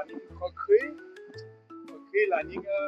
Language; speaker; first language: Vietnamese; non-native, learner; Russian